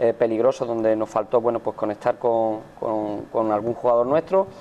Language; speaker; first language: Spanish; native; Spanish